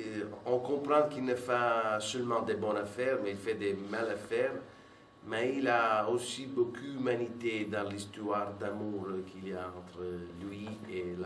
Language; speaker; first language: French; non-native, fluent; Italian